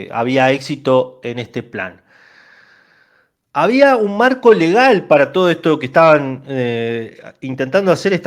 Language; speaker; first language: Spanish; native; Spanish